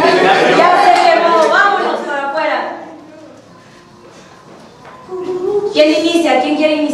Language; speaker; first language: Spanish; native; Spanish